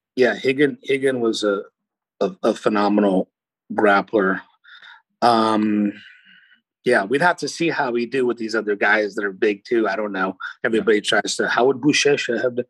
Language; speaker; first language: English; early bilingual, other home language; Portuguese